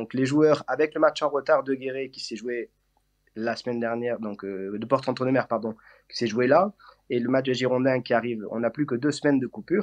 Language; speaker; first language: French; native; French